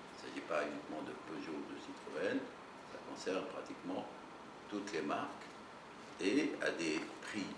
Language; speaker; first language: French; non-native, local second language; Arabic